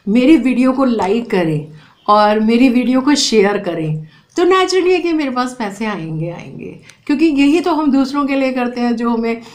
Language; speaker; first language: Hindi; native; Hindi